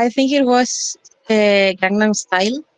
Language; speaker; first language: English; non-native, learner; Spanish